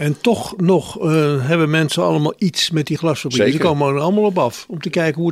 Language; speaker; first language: Dutch; native; Dutch